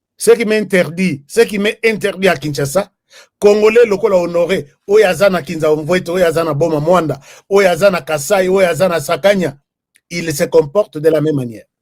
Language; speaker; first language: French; non-native, local second language; Lingala